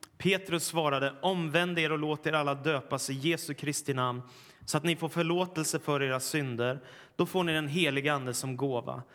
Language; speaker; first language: Swedish; native; Swedish